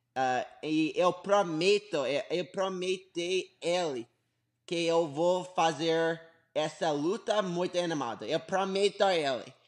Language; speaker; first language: Portuguese; non-native, learner; English